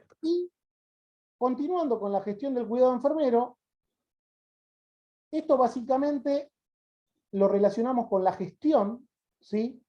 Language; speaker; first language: Spanish; native; Spanish